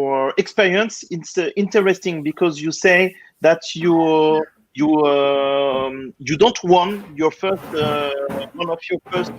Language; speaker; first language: English; non-native, fluent; French